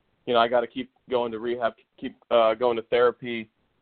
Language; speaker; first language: English; native; English